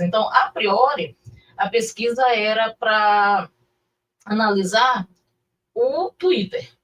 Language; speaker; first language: Portuguese; native; Portuguese